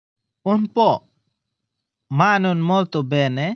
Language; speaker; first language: Italian; non-native, learner; Bangla